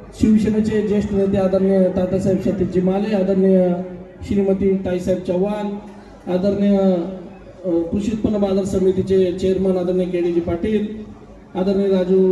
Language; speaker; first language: Marathi; native; Marathi